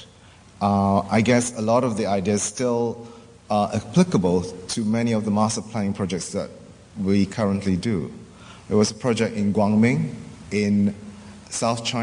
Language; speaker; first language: English; non-native, local second language; Min Nan Chinese